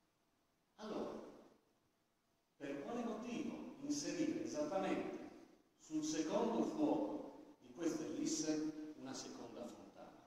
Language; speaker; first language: Italian; native; Italian